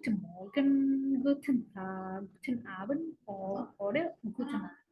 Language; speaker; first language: German; non-native, fluent; Indonesian